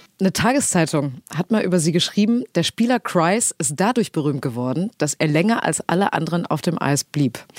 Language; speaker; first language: German; native; German